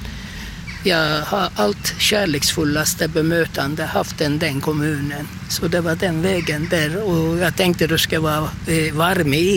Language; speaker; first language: Swedish; non-native, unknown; Turkish